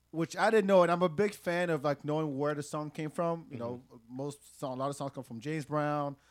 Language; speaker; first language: English; non-native, fluent; French